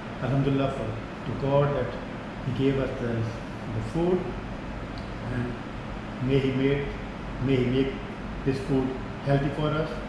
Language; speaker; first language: English; non-native, local second language; Urdu